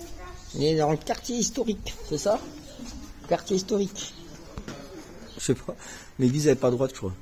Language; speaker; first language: French; native; French